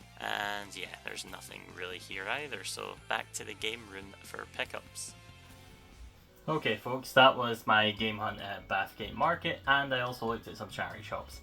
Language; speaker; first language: English; native; English